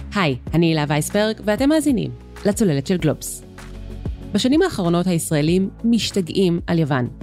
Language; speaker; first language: Hebrew; native; Hebrew